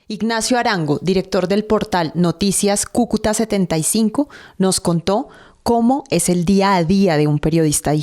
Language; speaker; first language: Spanish; native; Spanish